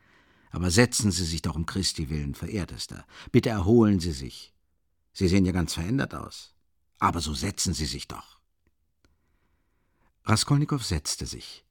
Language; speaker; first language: German; native; German